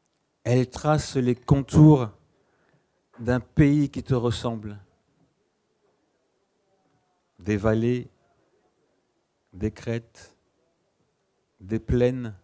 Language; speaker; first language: French; native; French